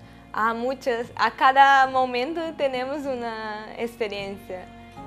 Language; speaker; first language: Spanish; non-native, learner; Portuguese